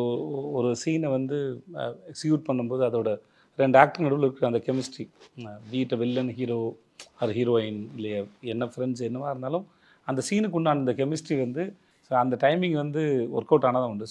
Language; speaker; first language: Tamil; native; Tamil